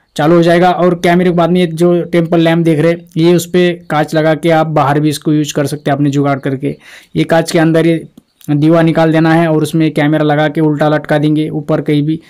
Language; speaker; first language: Hindi; non-native, local second language; Marathi